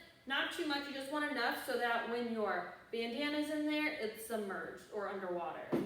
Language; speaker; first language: English; native; English